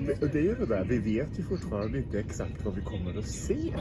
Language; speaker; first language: Swedish; native; Swedish